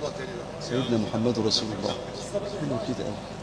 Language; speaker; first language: Arabic; native; Arabic